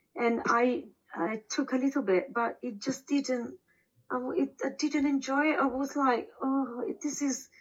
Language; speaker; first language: English; non-native, fluent; Italian